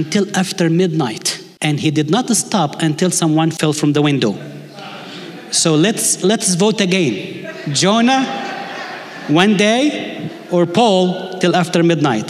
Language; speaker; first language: English; non-native, fluent; Arabic